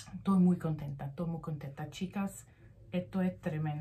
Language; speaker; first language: Spanish; early bilingual, heritage; Spanish